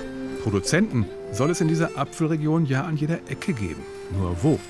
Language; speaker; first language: German; native; German